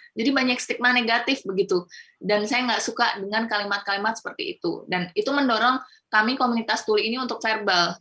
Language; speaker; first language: Indonesian; non-native, local second language; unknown